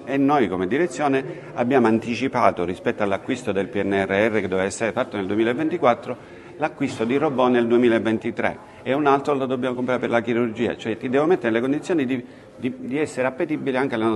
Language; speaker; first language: Italian; native; Italian